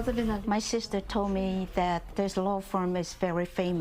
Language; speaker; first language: English; non-native, learner; Chinese